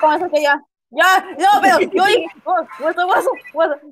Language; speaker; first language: Spanish; native; Spanish